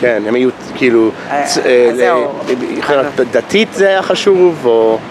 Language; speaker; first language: Hebrew; non-native, fluent; English